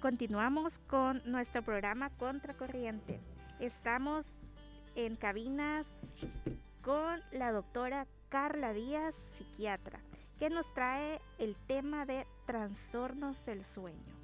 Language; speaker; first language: Spanish; native; Spanish